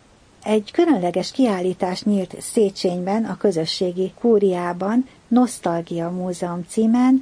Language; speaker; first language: Hungarian; native; Hungarian